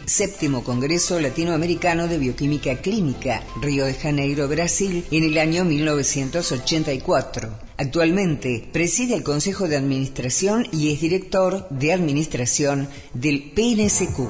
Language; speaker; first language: Spanish; native; Spanish